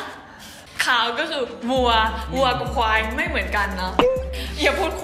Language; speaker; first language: Thai; native; Thai